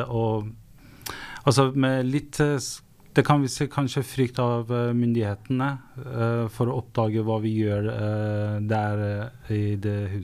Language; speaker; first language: Norwegian; non-native, fluent; Persian